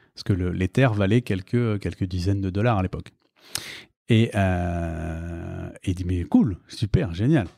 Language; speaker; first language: French; native; French